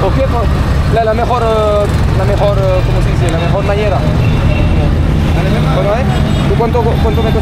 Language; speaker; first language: Spanish; non-native, learner; French